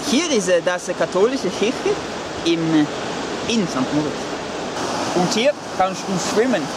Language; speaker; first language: German; non-native, learner; Norwegian